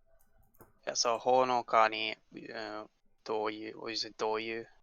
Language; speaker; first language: Japanese; non-native, learner; English